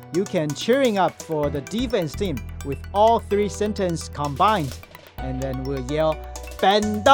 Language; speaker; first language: English; non-native, fluent; Chinese